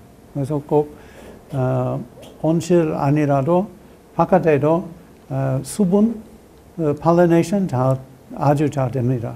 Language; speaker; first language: Korean; non-native, learner; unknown